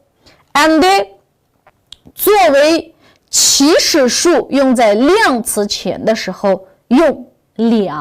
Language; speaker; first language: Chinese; non-native, local second language; Uyghur